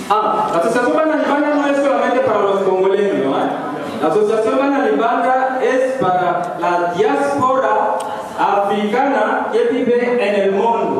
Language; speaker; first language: Spanish; non-native, learner; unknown